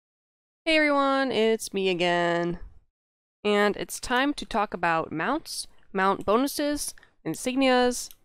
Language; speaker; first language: English; native; English